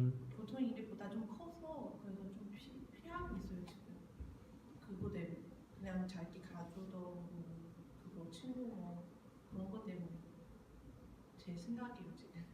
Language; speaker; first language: Korean; non-native, learner; Chinese